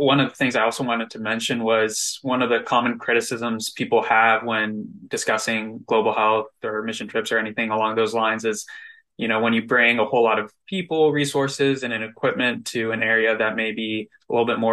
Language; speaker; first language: English; native; English